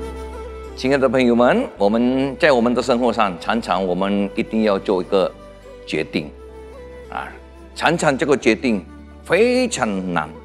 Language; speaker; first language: Chinese; non-native, fluent; Indonesian